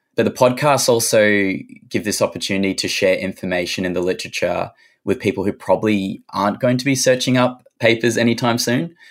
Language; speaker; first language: English; native; English